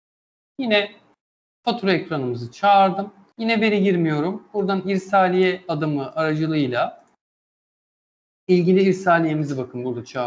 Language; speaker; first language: Turkish; native; Turkish